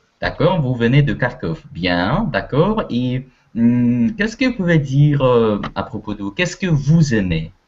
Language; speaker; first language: French; non-native, fluent; Russian